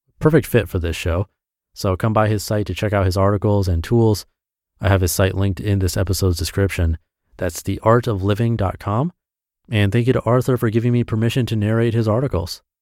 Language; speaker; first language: English; native; English